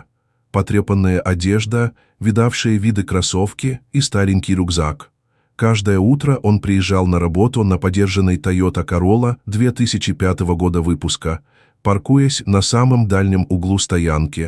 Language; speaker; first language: Russian; native; Russian